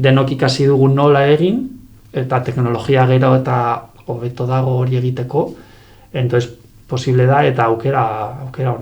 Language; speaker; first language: Basque; non-native, local second language; Spanish